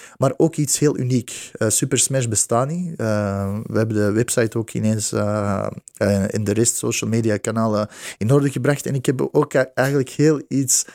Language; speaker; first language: Dutch; early bilingual, other home language; Bosnian